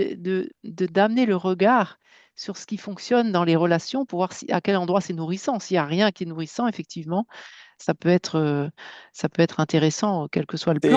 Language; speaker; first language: French; native; French